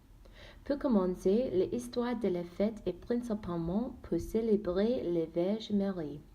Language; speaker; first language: French; non-native, learner; Dutch